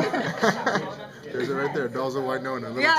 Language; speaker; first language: English; native; English